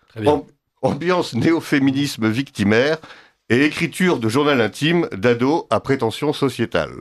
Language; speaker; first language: French; native; French